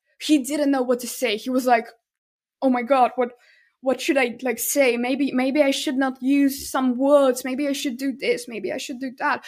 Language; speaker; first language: English; non-native, fluent; Russian